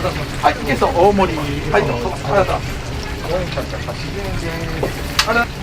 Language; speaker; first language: Japanese; native; Japanese